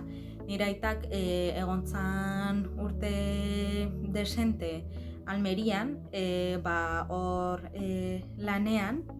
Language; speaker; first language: Basque; non-native, fluent; Arabic